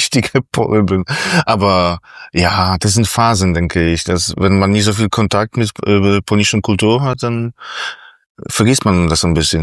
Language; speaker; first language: German; non-native, fluent; Polish